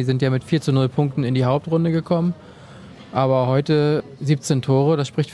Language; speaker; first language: German; native; German